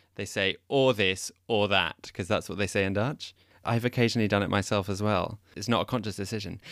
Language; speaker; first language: English; native; English